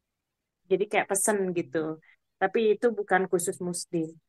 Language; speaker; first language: Indonesian; native; Indonesian